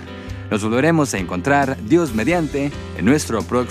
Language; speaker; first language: Spanish; native; Spanish